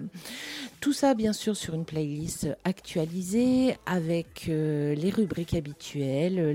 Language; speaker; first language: French; native; French